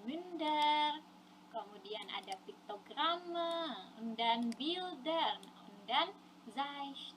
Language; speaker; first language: German; non-native, fluent; Indonesian